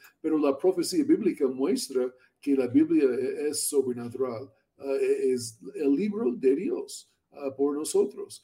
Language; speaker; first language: Spanish; non-native, learner; English